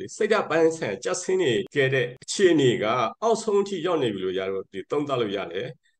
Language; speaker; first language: Burmese; non-native, local second language; Karen languages